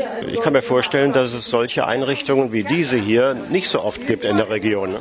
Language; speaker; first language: German; native; German